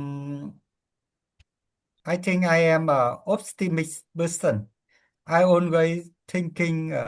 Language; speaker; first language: English; non-native, learner; Vietnamese